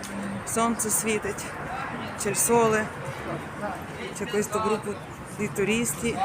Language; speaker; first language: Italian; non-native, fluent; Ukrainian